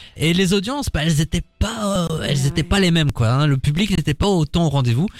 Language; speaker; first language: French; native; French